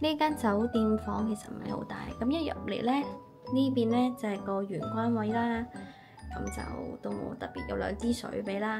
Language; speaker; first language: Cantonese; native; Cantonese